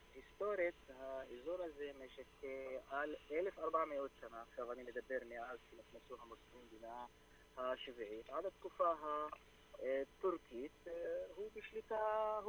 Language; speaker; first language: Hebrew; non-native, local second language; Arabic